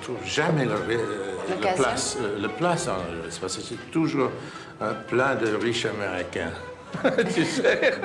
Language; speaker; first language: French; non-native, fluent; English